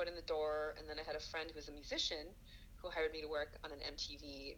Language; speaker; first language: English; native; English